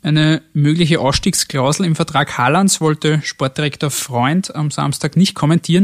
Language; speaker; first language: German; native; German